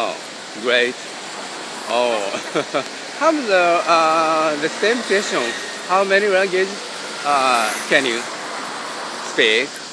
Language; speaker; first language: English; non-native, learner; Japanese